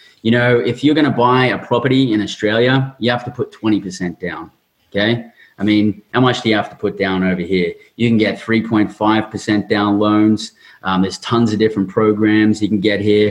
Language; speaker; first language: English; native; English